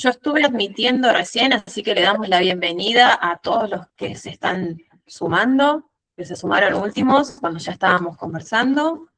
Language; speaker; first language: Spanish; native; Spanish